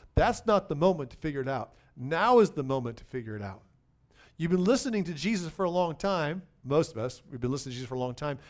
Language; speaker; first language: English; native; English